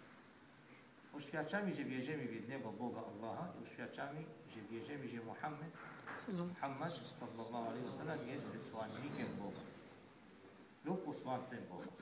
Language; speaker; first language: Polish; non-native, fluent; Arabic